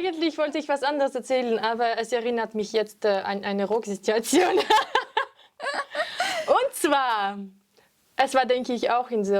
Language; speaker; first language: German; non-native, fluent; French